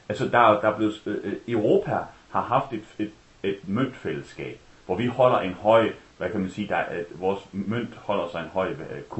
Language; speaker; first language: Danish; native; Danish